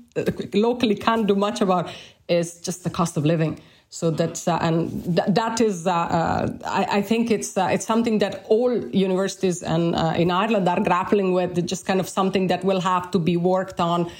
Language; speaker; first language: English; non-native, fluent; Italian